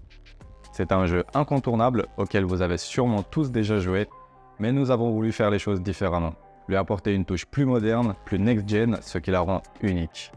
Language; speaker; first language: French; native; French